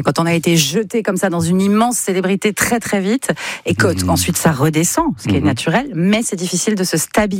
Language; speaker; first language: French; native; French